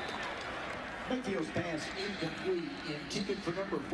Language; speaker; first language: English; native; English